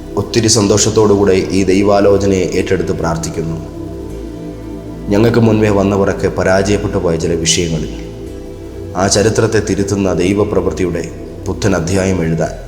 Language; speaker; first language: Malayalam; native; Malayalam